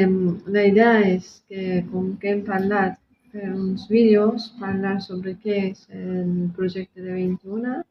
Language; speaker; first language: Catalan; non-native, local second language; Spanish